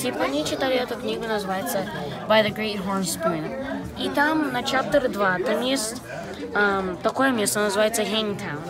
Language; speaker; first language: Russian; early bilingual, heritage; Russian